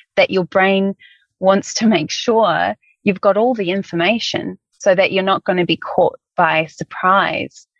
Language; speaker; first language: English; native; English